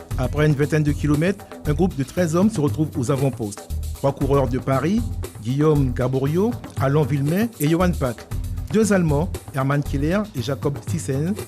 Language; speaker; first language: French; native; French